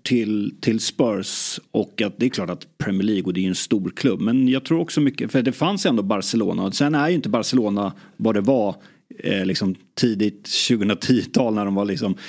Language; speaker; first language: Swedish; native; Swedish